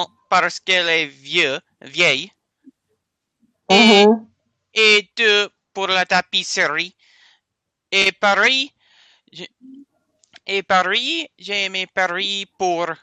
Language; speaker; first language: French; non-native, learner; English